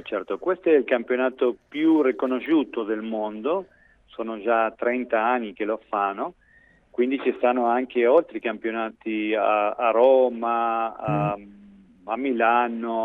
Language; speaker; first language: Italian; non-native, fluent; Spanish